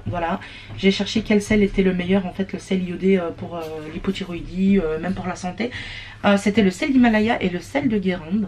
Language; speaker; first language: French; native; French